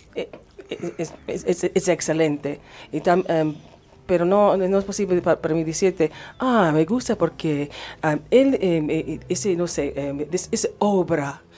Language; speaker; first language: Spanish; non-native, learner; English